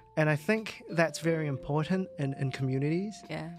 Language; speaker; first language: English; native; English